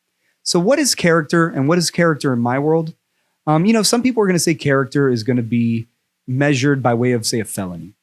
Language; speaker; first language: English; native; English